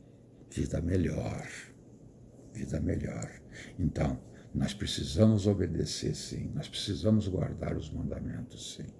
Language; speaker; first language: Portuguese; native; Portuguese